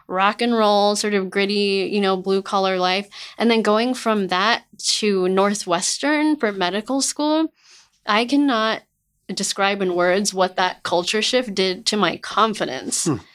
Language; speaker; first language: English; native; English